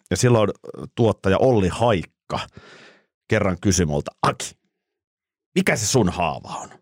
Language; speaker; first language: Finnish; native; Finnish